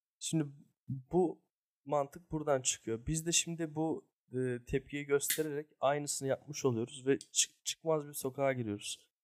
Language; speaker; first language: Turkish; early bilingual, heritage; Turkish